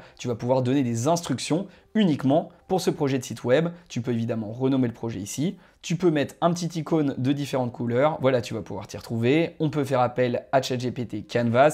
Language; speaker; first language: French; native; French